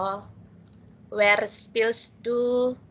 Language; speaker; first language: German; non-native, learner; Indonesian